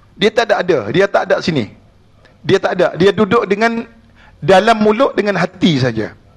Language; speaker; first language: Malay; native; Malay